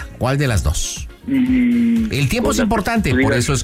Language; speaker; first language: Spanish; native; Spanish